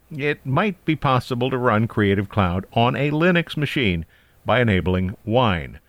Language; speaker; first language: English; native; English